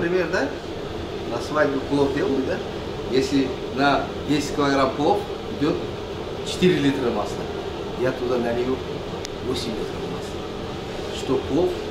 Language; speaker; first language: Russian; non-native, local second language; Uzbek